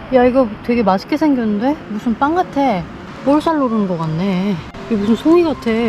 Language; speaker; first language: Korean; native; Korean